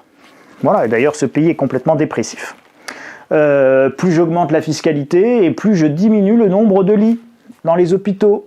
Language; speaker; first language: French; native; French